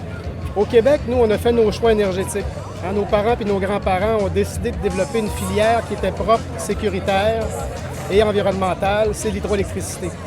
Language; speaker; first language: French; native; French